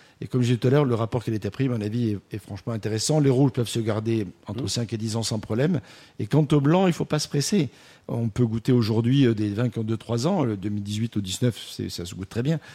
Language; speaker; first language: French; native; French